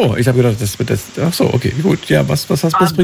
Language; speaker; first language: German; native; German